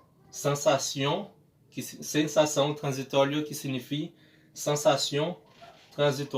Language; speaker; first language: Portuguese; non-native, learner; Haitian Creole